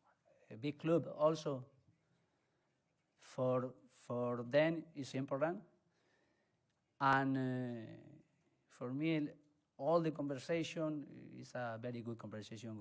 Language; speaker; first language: English; non-native, learner; Spanish